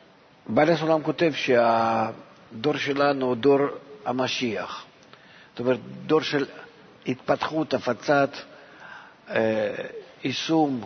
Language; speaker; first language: Hebrew; non-native, fluent; Russian